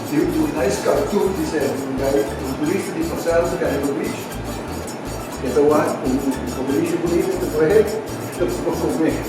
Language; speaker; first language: Portuguese; non-native, learner; Papiamento